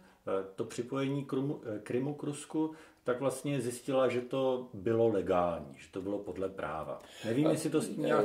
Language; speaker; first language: Czech; native; Czech